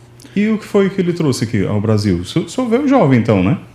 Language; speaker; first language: Portuguese; native; Portuguese